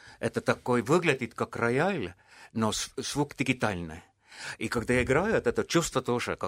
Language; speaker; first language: Russian; non-native, fluent; Estonian